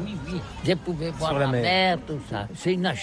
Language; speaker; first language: French; non-native, learner; Catalan